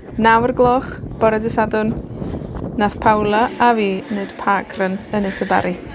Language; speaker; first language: Welsh; native; Welsh